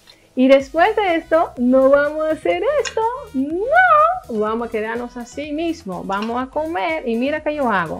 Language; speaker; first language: Spanish; non-native, fluent; Dutch